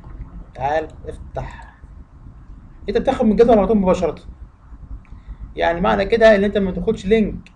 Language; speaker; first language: Arabic; native; Arabic